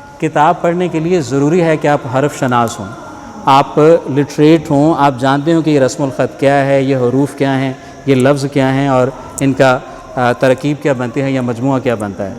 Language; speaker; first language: Urdu; non-native, local second language; Punjabi